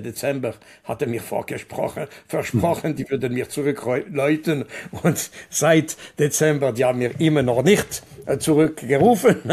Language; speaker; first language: German; non-native, local second language; French